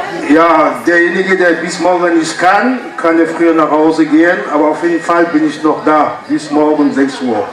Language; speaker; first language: German; non-native, fluent; French